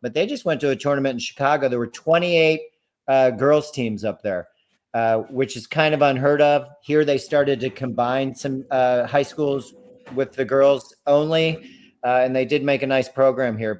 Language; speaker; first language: English; native; English